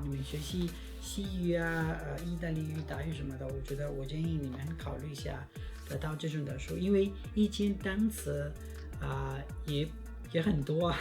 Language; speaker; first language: Chinese; non-native, fluent; Spanish